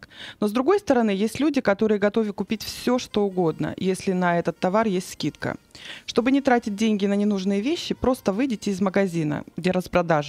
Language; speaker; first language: Russian; native; Russian